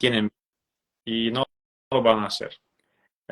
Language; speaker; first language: Spanish; non-native, fluent; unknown